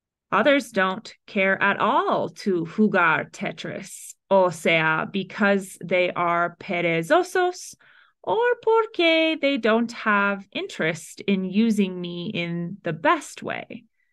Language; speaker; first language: English; native; English